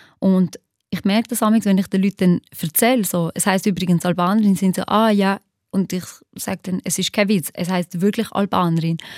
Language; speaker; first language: German; early bilingual, other home language; Albanian